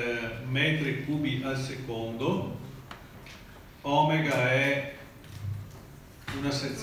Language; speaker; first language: Italian; native; Italian